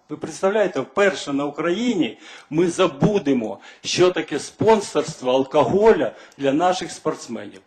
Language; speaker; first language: Ukrainian; native; Ukrainian